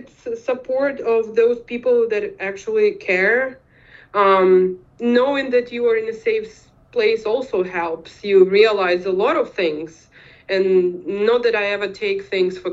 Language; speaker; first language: English; non-native, fluent; Ukrainian